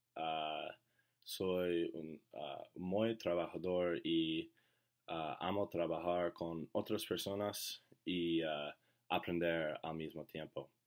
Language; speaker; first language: Spanish; non-native, learner; English